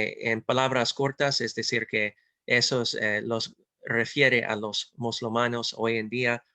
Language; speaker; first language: Spanish; non-native, fluent; English